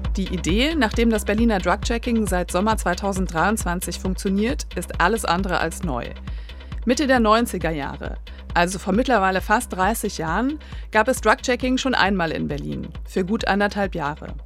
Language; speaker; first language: German; native; German